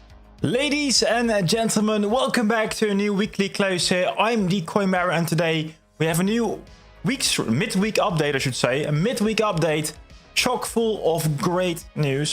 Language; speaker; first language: English; non-native, fluent; Dutch